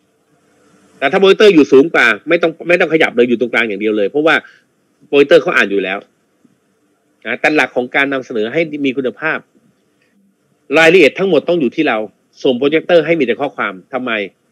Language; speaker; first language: Thai; native; Thai